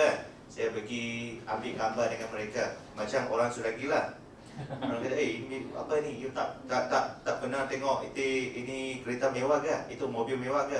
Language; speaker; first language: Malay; non-native, local second language; Chinese